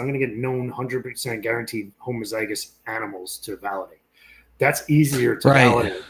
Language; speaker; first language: English; native; English